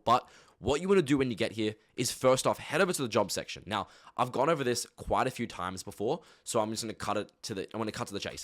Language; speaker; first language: English; native; English